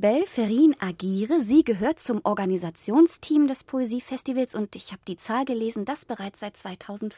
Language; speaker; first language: German; native; German